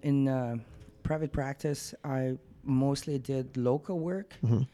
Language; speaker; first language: English; non-native, fluent; French